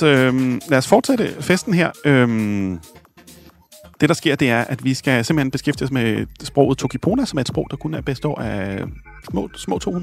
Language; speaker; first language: Danish; native; Danish